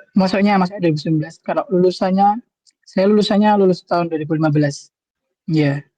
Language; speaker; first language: Indonesian; native; Indonesian